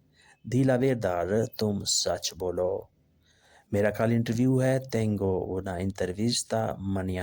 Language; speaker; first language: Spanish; non-native, learner; Urdu